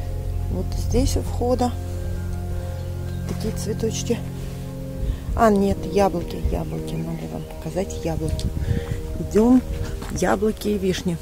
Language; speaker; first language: Russian; native; Russian